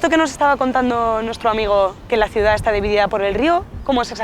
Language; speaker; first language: Spanish; native; Spanish